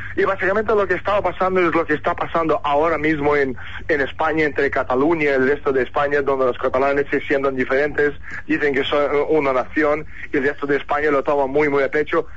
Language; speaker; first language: Spanish; non-native, fluent; Russian